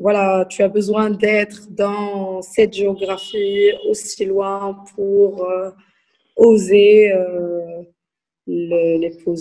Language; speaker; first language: French; non-native, local second language; Arabic